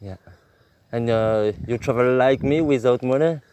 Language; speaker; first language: English; non-native, learner; French